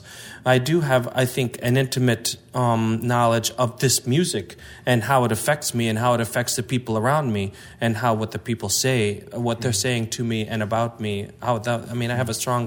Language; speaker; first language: English; native; English